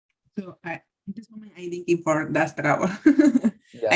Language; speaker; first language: English; non-native, learner; Spanish